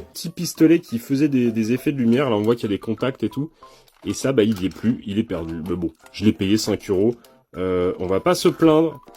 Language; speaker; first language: French; native; French